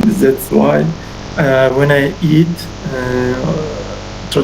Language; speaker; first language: English; non-native, learner; Uzbek